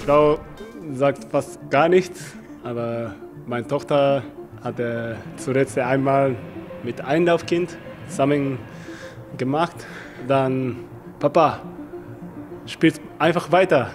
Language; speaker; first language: German; non-native, learner; Japanese